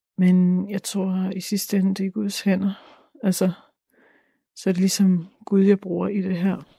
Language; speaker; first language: Danish; native; Danish